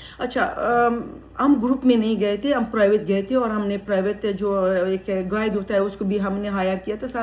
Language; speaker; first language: Urdu; non-native, fluent; Persian